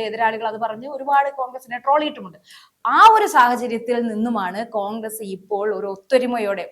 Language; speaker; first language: Malayalam; native; Malayalam